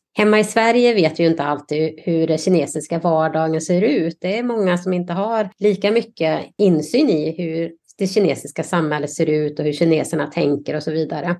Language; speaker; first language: Swedish; native; Swedish